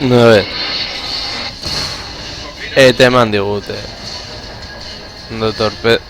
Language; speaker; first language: Basque; non-native, local second language; Spanish